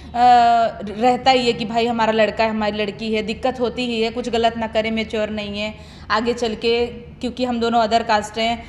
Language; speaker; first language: Hindi; non-native, local second language; Awadhi